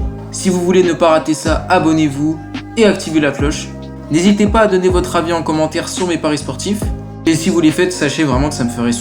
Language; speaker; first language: French; native; French